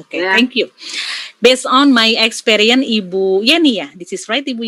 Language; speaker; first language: English; non-native, learner; Indonesian